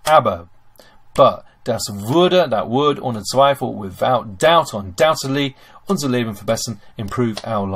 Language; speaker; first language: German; non-native, fluent; English